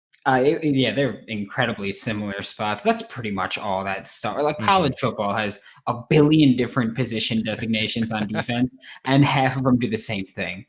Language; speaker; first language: English; native; English